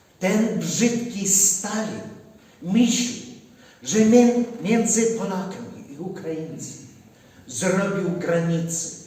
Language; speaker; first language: Polish; non-native, learner; Ukrainian